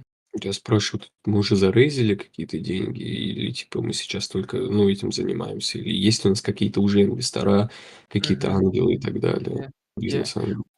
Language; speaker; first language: Russian; native; Russian